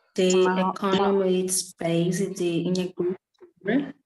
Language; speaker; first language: English; non-native, learner; Portuguese